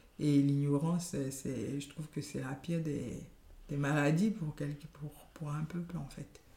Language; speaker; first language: French; non-native, local second language; Yoruba